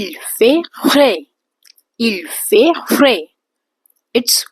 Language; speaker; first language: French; non-native, fluent; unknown